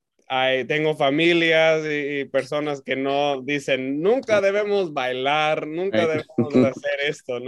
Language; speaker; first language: Spanish; non-native, fluent; English